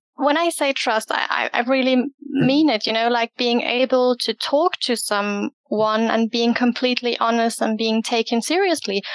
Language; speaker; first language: English; early bilingual, other home language; German